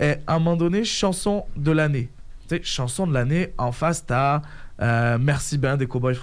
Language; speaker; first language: French; native; French